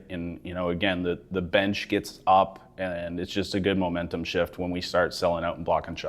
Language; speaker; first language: English; native; English